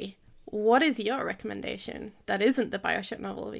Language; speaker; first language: English; native; English